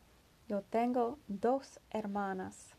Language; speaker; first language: Spanish; non-native, learner; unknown